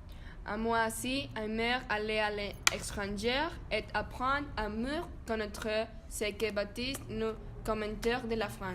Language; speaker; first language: French; non-native, learner; Spanish